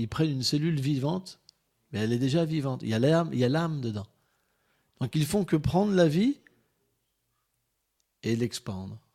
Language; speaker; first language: French; native; French